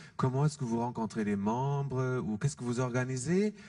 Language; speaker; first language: French; non-native, fluent; German